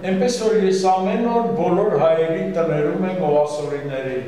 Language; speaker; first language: Armenian; non-native, local second language; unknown